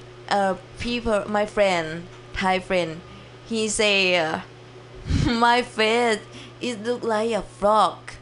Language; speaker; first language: English; non-native, learner; Thai